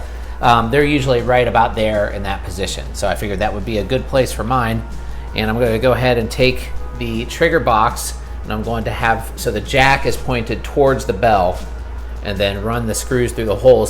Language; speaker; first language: English; native; English